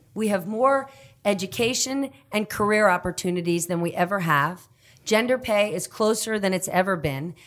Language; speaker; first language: English; native; English